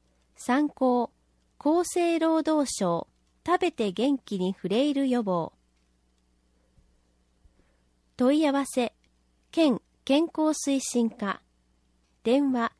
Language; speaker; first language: Japanese; native; Japanese